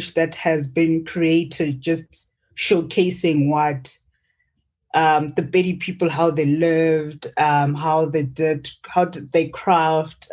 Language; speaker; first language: English; non-native, local second language; Northern Sotho